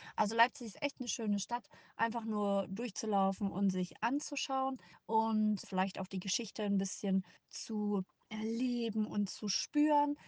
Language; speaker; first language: German; native; German